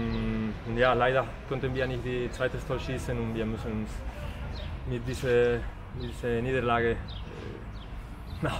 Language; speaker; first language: German; non-native, fluent; Spanish